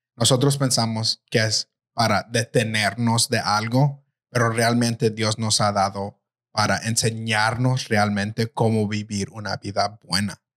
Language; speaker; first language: Spanish; early bilingual, heritage; Spanish